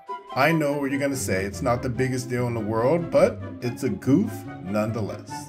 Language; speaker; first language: English; native; English